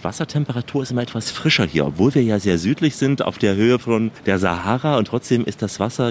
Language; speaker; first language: German; native; German